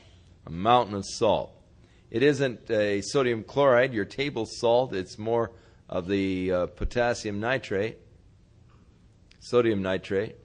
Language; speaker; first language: English; native; English